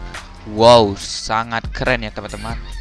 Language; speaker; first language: Indonesian; native; Indonesian